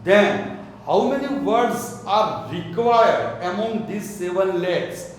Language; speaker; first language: English; non-native, local second language; Gujarati